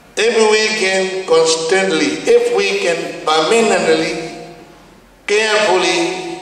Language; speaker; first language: English; non-native, learner; Burmese